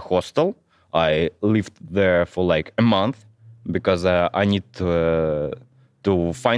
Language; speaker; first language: English; non-native, fluent; Russian